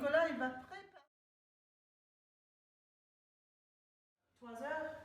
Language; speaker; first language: French; non-native, learner; English